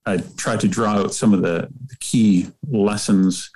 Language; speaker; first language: English; native; English